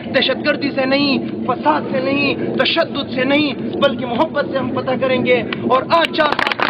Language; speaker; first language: Urdu; non-native, local second language; Pashto